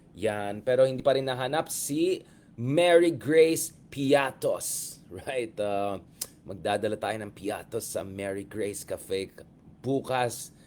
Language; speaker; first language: Filipino; native; Filipino